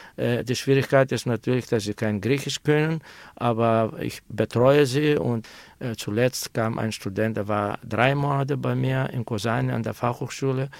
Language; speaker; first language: German; non-native, fluent; Greek